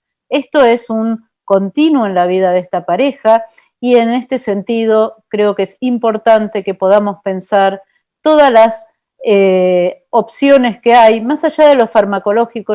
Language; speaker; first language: Spanish; native; Spanish